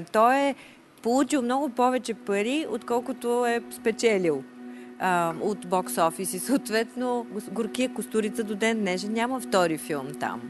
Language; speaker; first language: Bulgarian; native; Bulgarian